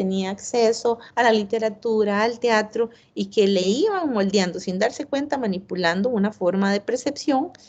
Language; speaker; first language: Spanish; native; Spanish